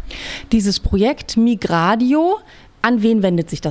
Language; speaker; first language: German; native; German